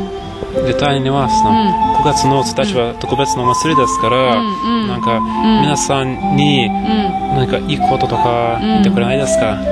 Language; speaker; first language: Japanese; non-native, fluent; Lithuanian